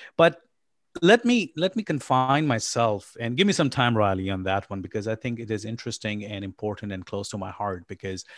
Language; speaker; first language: English; non-native, local second language; Urdu